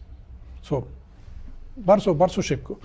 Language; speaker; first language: Polish; non-native, learner; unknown